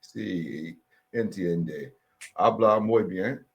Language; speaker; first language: Spanish; non-native, learner; English